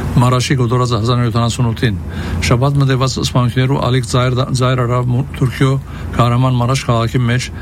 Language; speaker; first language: Armenian; early bilingual, heritage; Armenian